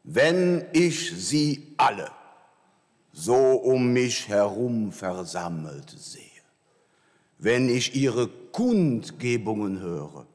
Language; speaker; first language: German; native; German